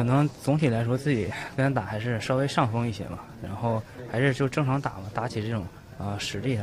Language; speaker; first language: Chinese; native; Chinese